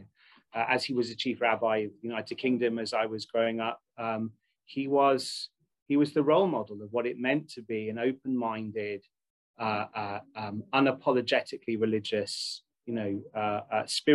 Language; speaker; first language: English; native; English